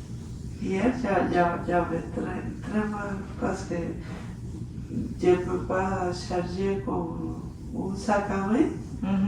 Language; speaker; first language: French; non-native, learner; Spanish